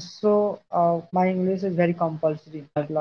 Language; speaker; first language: English; non-native, learner; Hindi